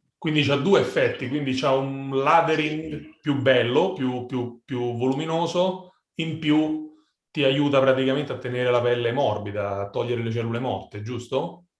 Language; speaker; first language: Italian; native; Italian